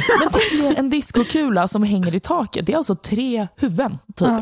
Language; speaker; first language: Swedish; native; Swedish